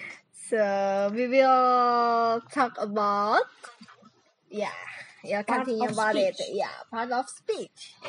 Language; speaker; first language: English; non-native, learner; Indonesian